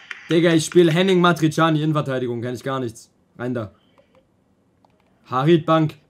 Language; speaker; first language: German; native; German